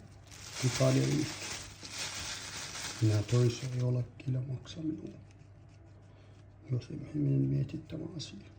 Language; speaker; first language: Finnish; non-native, learner; Arabic